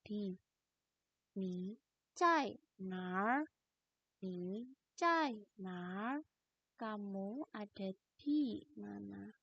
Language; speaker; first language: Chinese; non-native, fluent; Indonesian